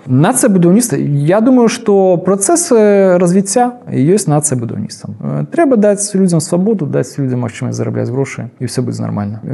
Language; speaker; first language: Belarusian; non-native, local second language; Russian